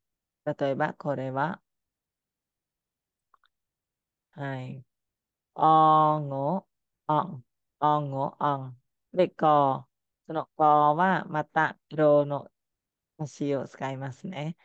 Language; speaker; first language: Japanese; non-native, fluent; Khmer